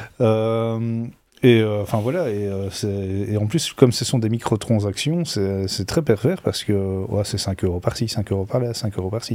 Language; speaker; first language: French; native; French